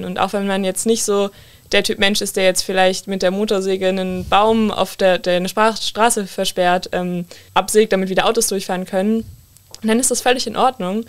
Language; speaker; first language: German; native; German